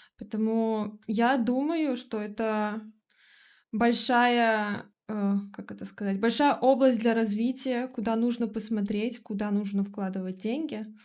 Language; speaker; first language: Russian; native; Russian